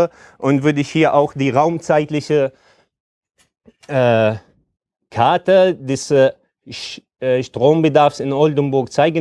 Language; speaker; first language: German; non-native, fluent; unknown